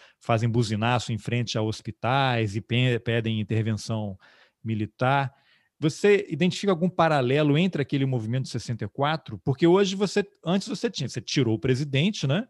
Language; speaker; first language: Portuguese; native; Portuguese